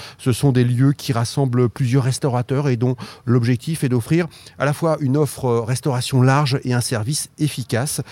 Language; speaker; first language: French; native; French